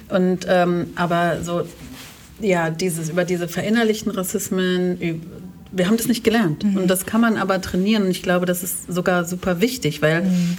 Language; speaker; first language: German; native; German